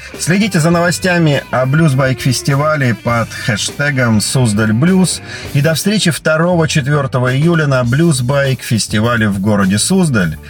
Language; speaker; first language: Russian; native; Russian